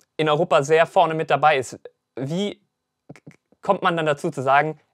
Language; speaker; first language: German; native; German